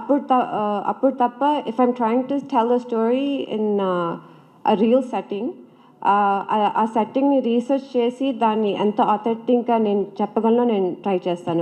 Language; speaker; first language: Telugu; early bilingual, heritage; Telugu